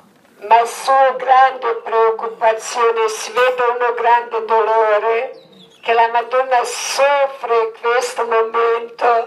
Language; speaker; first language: Italian; non-native, learner; Croatian